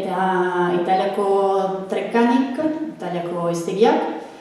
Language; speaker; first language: Basque; non-native, fluent; Italian